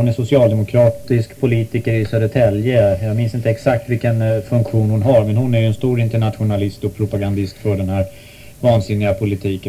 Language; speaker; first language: Swedish; native; Swedish